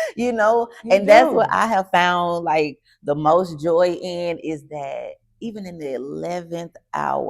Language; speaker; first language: English; native; English